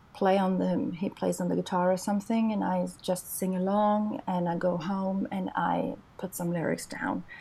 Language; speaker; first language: English; non-native, fluent; Swedish